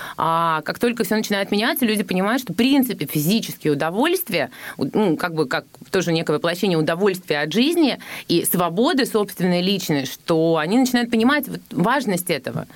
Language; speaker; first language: Russian; native; Russian